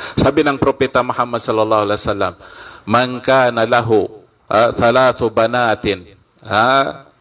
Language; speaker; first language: Filipino; non-native, local second language; Maguindanaon